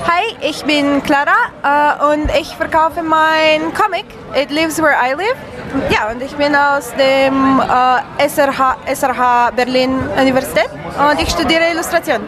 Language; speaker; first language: German; non-native, learner; Romanian